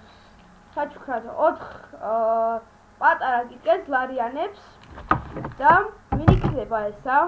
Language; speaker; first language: Georgian; native; Georgian